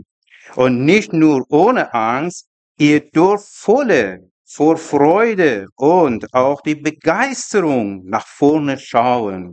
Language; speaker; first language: German; non-native, learner; Persian